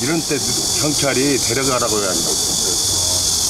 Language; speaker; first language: Korean; native; Korean